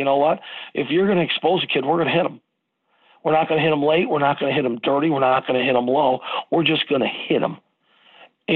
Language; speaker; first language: English; native; English